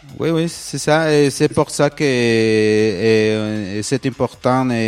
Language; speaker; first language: French; non-native, learner; Spanish